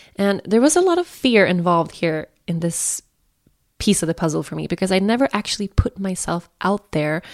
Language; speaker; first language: English; non-native, fluent; Swedish